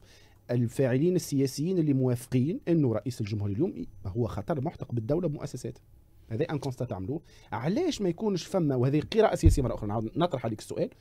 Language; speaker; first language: Arabic; native; Arabic